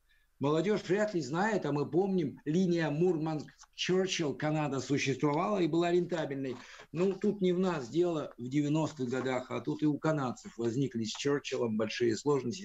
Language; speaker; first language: Russian; native; Russian